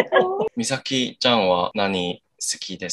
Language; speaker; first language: Japanese; non-native, learner; Korean